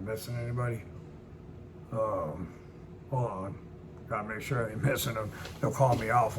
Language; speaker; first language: English; native; English